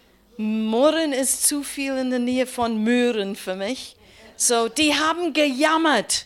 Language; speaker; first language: German; non-native, learner; English